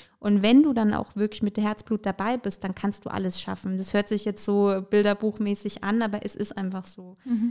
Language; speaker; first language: German; early bilingual, other home language; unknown